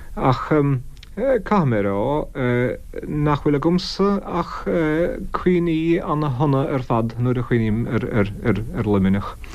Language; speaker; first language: Irish; non-native, local second language; English